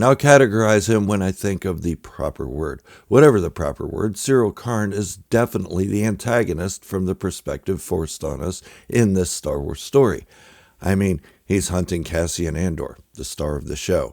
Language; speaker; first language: English; native; English